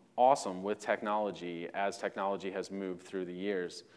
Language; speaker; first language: English; native; English